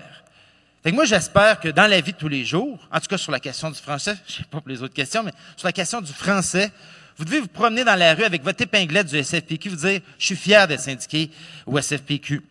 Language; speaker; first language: French; native; French